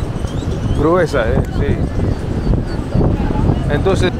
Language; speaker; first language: Spanish; non-native, learner; English